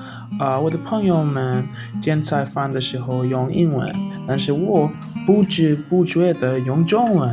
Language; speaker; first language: Chinese; non-native, fluent; English